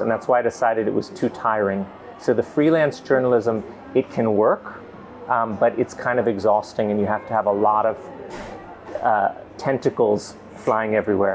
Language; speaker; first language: English; native; English